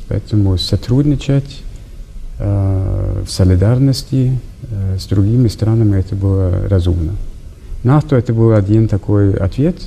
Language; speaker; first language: Russian; non-native, fluent; Norwegian